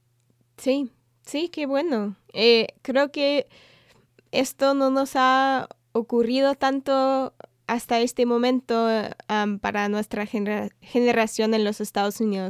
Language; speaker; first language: Spanish; non-native, fluent; English